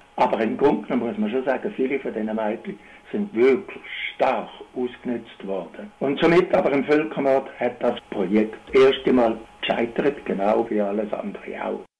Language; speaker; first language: German; native; German